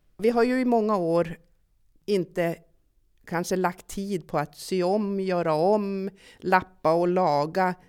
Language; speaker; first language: Swedish; native; Swedish